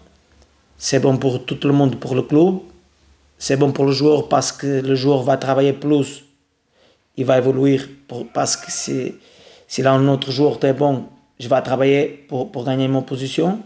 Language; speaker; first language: French; non-native, learner; Portuguese